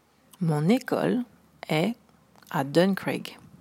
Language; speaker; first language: French; non-native, learner; English